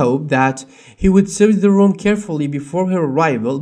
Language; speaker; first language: English; non-native, fluent; Arabic